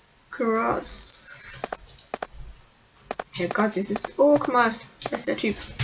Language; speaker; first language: German; native; German